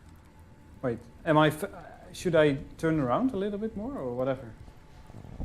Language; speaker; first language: English; non-native, fluent; Dutch